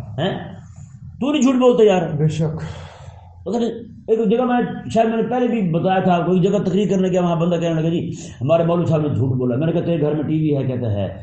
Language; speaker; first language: Urdu; non-native, local second language; Punjabi